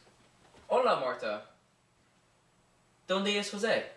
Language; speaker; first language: Spanish; non-native, learner; English